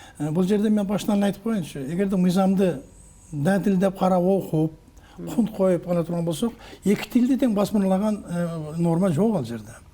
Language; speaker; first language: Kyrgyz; native; Kyrgyz